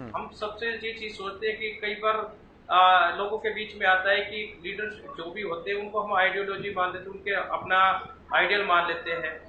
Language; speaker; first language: Hindi; native; Hindi